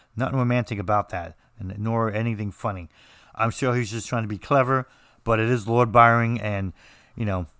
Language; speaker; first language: English; native; English